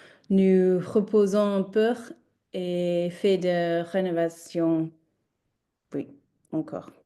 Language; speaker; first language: French; non-native, learner; English